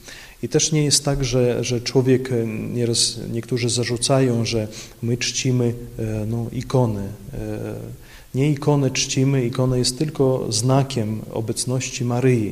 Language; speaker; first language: Polish; non-native, local second language; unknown